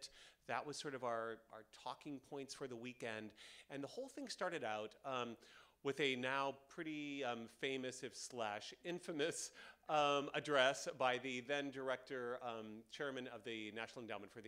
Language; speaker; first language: English; native; English